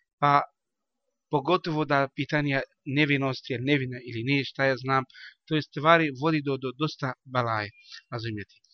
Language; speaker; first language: Bosnian; non-native, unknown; Arabic